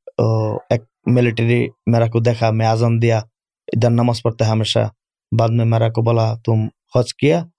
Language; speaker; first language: Urdu; non-native, learner; Bangla